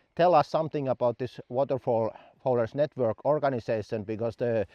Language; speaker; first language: English; non-native, fluent; Finnish